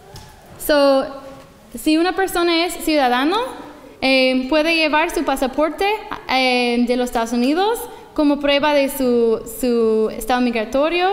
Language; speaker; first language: Spanish; non-native, fluent; English